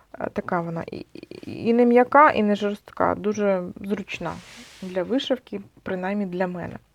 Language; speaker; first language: Ukrainian; non-native, local second language; Russian